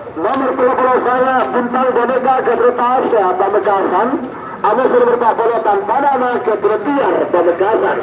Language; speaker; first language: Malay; non-native, local second language; Madurese